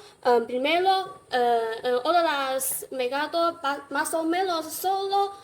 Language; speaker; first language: Spanish; non-native, learner; Chinese